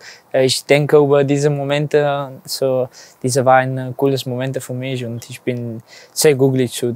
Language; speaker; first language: German; non-native, learner; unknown